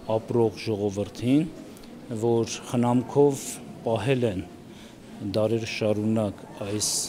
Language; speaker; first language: Armenian; native; Armenian